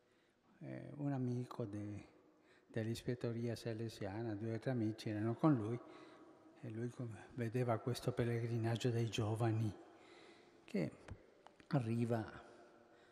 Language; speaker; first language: Italian; early bilingual, heritage; Spanish